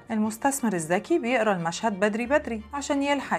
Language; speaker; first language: Arabic; native; Arabic